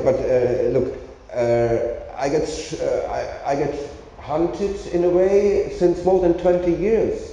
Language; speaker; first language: English; non-native, learner; German